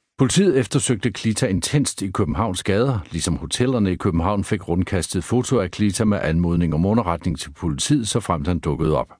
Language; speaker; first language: Danish; native; Danish